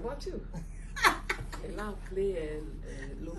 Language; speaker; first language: French; non-native, fluent; Igbo